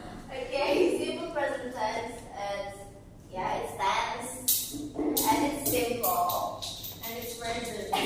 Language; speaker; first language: English; non-native, learner; Indonesian